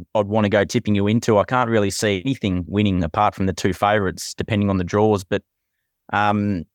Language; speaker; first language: English; native; English